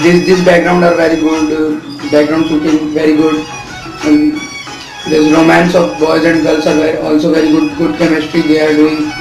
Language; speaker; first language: English; non-native, learner; Hindi